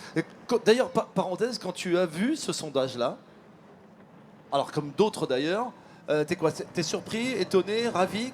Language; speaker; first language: French; native; French